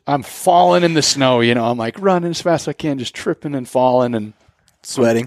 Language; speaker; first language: English; native; English